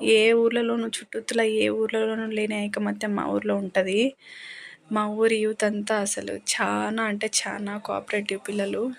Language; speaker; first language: Telugu; non-native, local second language; Lambadi